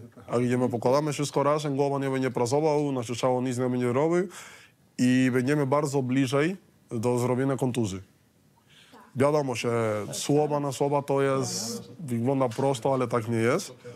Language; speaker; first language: Polish; non-native, learner; Spanish